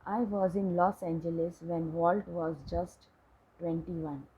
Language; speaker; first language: English; non-native, local second language; Gujarati